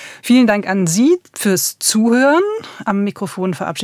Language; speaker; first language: German; native; German